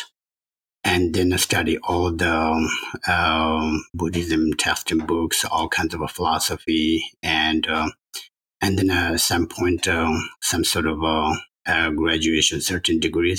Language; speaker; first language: English; non-native, learner; Chinese